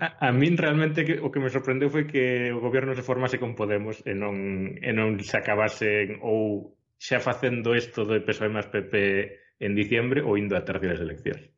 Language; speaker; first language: Galician; non-native, local second language; Spanish